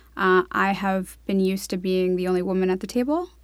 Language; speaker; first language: English; native; English